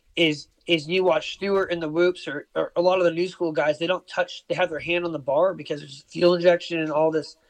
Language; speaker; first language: English; native; English